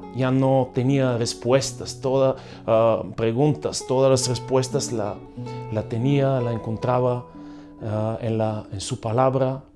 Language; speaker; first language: Spanish; non-native, fluent; Bulgarian